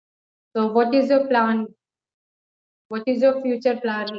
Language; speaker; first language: English; non-native, local second language; Hindi